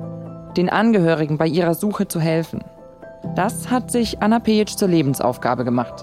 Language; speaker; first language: German; native; German